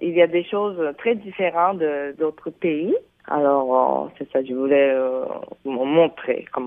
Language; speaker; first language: French; non-native, fluent; Japanese